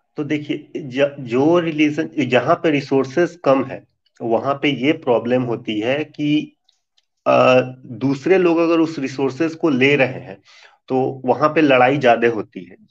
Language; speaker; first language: Hindi; native; Hindi